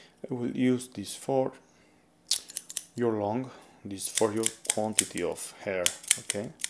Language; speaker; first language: English; non-native, fluent; Spanish